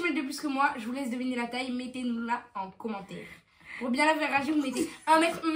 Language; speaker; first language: French; native; French